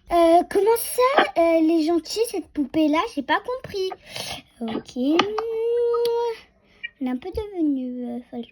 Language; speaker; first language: French; native; French